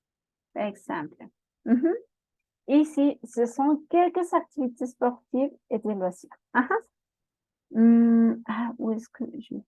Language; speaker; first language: French; non-native, fluent; Spanish